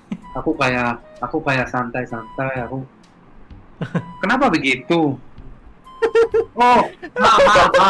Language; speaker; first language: Indonesian; non-native, fluent; Hebrew